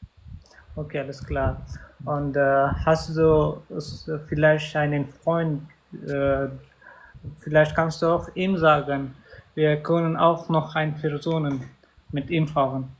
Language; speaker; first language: German; non-native, learner; Pashto